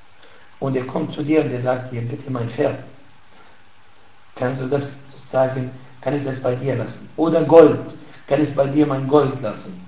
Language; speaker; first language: German; non-native, fluent; Arabic